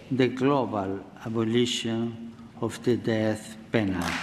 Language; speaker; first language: English; non-native, learner; Spanish